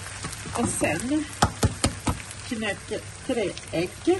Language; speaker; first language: Swedish; non-native, fluent; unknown